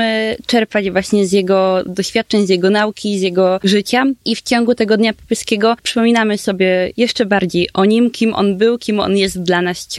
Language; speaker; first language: Polish; native; Polish